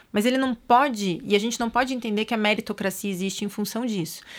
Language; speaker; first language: Portuguese; native; Portuguese